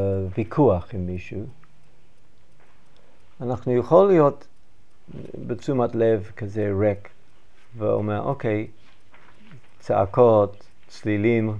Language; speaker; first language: Hebrew; non-native, learner; English